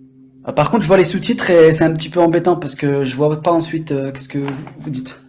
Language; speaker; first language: French; native; French